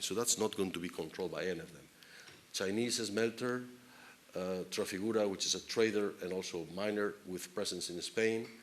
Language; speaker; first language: English; non-native, fluent; Spanish